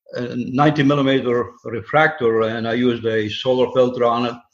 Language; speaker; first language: English; non-native, fluent; Dutch